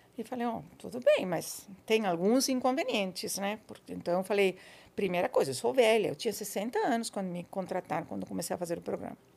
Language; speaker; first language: Portuguese; non-native, fluent; Spanish